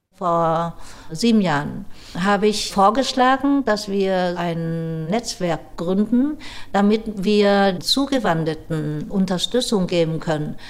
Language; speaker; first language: German; non-native, fluent; Vietnamese